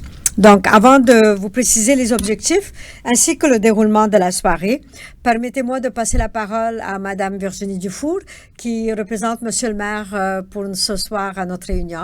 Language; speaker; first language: French; native; French